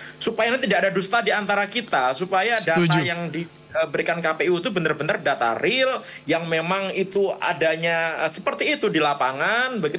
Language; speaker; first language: Indonesian; native; Indonesian